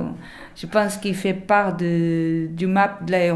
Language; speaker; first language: French; non-native, learner; Portuguese